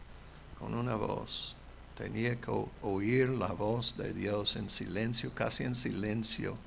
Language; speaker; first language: Spanish; non-native, fluent; English